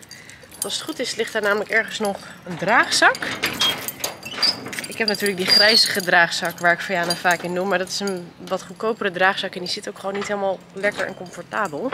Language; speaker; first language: Dutch; native; Dutch